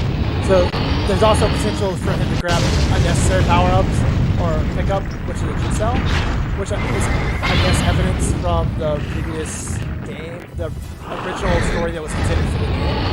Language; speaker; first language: English; native; English